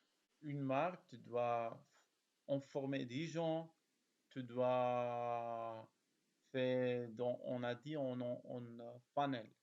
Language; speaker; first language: French; non-native, learner; Arabic